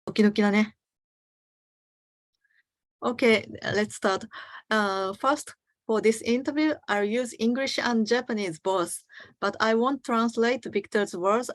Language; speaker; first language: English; non-native, learner; Japanese